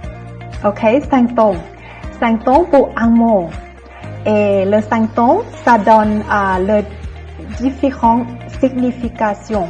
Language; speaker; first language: French; non-native, fluent; Thai